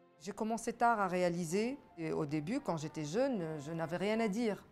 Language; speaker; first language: French; non-native, local second language; Arabic